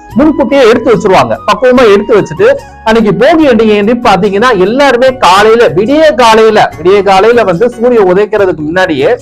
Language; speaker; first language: Tamil; native; Tamil